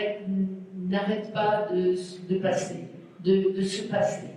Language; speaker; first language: French; non-native, fluent; Spanish